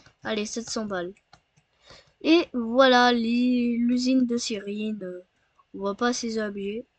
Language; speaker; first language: French; native; French